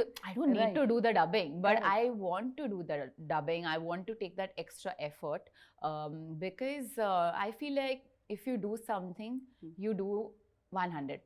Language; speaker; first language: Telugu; non-native, learner; Tulu